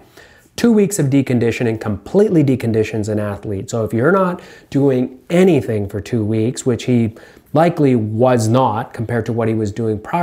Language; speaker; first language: English; native; English